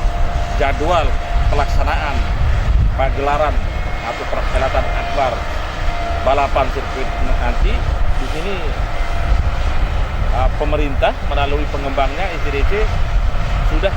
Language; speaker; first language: Indonesian; non-native, local second language; Sasak